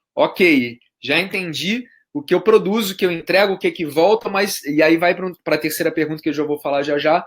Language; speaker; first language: Portuguese; native; Portuguese